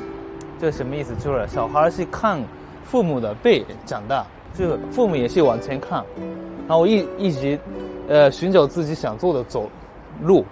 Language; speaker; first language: Chinese; non-native, fluent; Japanese